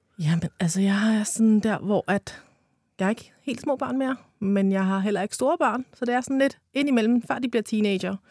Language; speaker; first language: Danish; early bilingual, other home language; Romanian